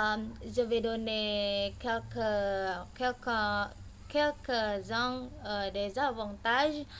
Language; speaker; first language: French; non-native, learner; Indonesian